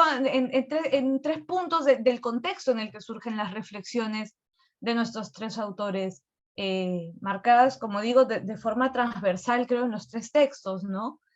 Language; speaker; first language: Spanish; native; Spanish